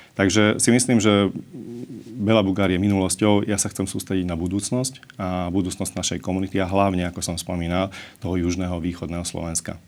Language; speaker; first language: Slovak; non-native, local second language; Hungarian